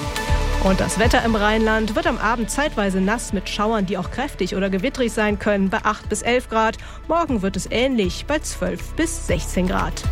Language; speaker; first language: German; native; German